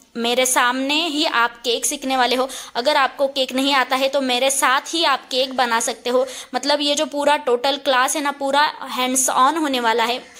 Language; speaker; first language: Hindi; non-native, local second language; Marathi